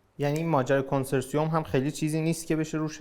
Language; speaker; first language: Persian; native; Persian